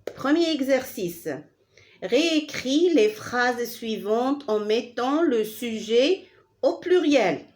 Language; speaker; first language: French; non-native, local second language; Arabic